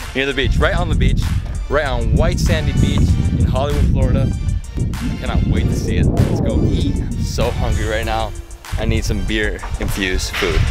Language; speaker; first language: English; native; English